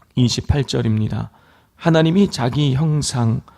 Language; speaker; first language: Korean; native; Korean